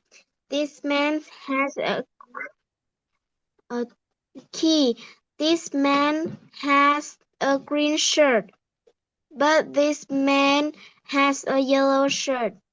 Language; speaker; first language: English; non-native, learner; Vietnamese